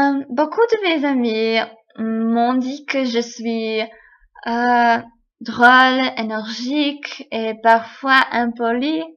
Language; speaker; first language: French; non-native, learner; English